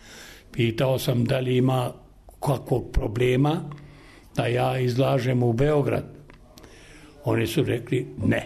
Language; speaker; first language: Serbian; non-native, local second language; Albanian